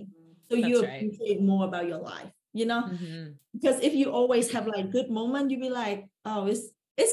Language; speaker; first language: English; non-native, fluent; Vietnamese